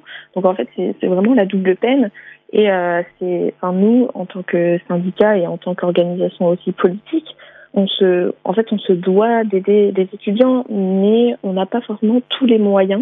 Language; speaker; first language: French; native; French